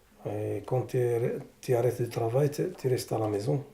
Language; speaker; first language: French; non-native, learner; Arabic